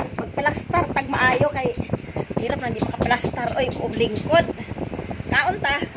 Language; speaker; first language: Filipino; non-native, local second language; Cebuano